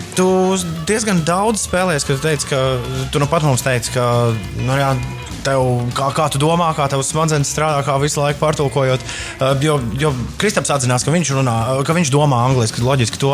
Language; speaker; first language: Latvian; native; Latvian